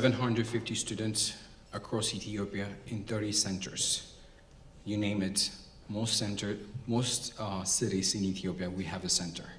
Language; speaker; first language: English; non-native, local second language; Amharic